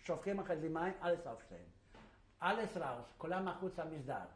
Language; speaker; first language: Hebrew; non-native, fluent; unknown